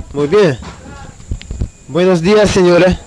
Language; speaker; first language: Spanish; non-native, fluent; English